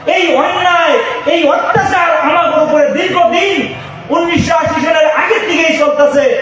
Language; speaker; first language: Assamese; non-native, local second language; Bangla